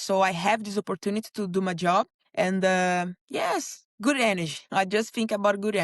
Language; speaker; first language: English; non-native, learner; Portuguese